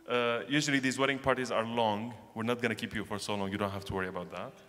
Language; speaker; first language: English; non-native, fluent; Arabic